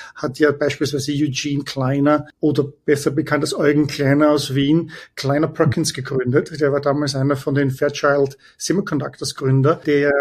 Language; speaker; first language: German; native; German